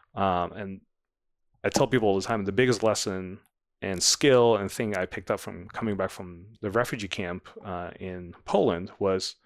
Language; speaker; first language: English; non-native, fluent; Dutch